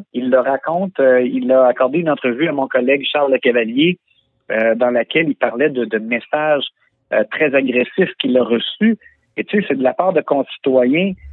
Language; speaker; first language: French; native; French